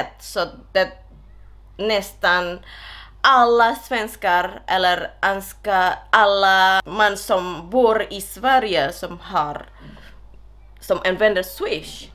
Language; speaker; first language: Swedish; non-native, learner; Indonesian